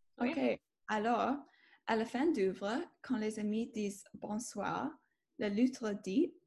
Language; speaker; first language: French; non-native, learner; English